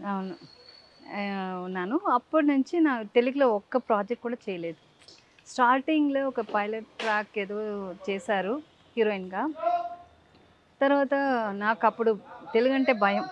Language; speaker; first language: Telugu; non-native, local second language; Tamil